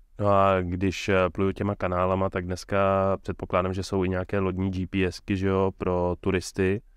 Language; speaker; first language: Czech; native; Czech